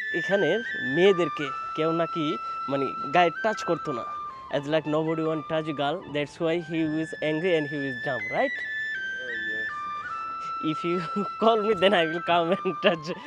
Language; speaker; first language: English; non-native, learner; Bangla